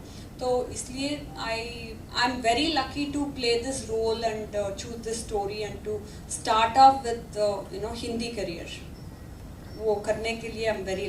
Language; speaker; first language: Hindi; non-native, local second language; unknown